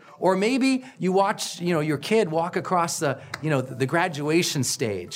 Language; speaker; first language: English; native; English